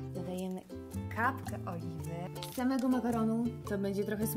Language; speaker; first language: Polish; native; Polish